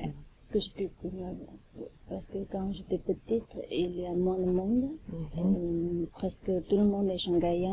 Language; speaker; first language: French; non-native, learner; Chinese